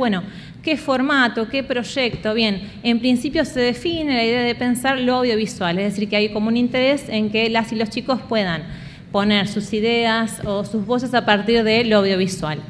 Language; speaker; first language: Spanish; native; Spanish